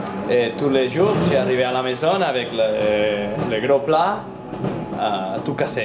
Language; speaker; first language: French; non-native, learner; Spanish